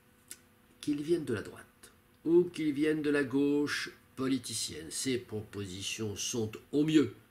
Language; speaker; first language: French; native; French